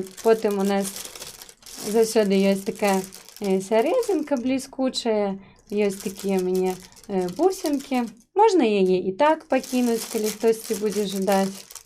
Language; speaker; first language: Belarusian; native; Belarusian